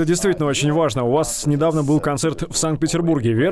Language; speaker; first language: Russian; native; Russian